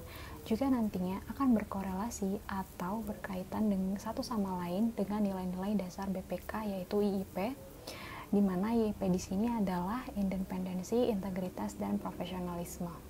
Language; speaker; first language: Indonesian; native; Indonesian